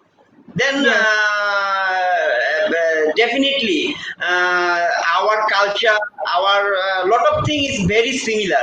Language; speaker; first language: English; non-native, local second language; Bangla